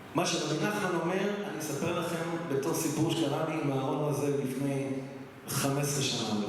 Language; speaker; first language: Hebrew; early bilingual, other home language; English